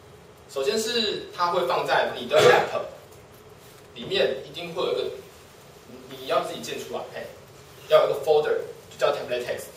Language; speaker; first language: Chinese; native; Chinese